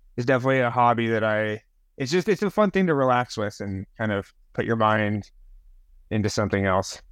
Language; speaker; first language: English; native; English